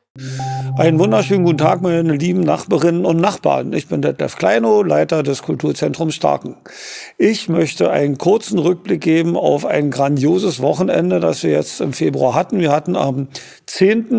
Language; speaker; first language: German; native; German